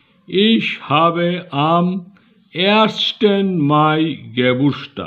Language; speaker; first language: German; non-native, learner; Bangla